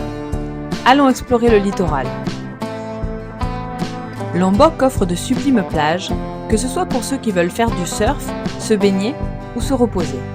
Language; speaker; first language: French; native; French